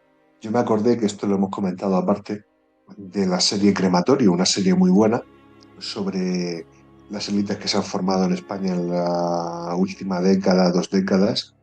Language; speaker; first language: Spanish; native; Spanish